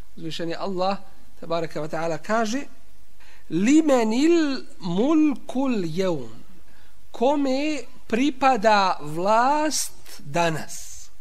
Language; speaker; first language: Bosnian; native; Bosnian